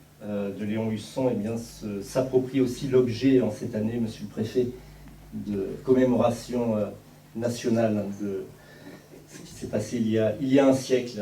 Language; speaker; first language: French; native; French